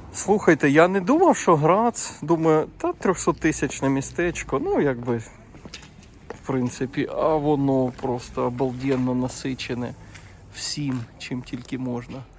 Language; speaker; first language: Ukrainian; native; Ukrainian